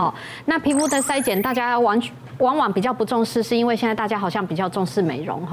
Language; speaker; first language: Chinese; native; Chinese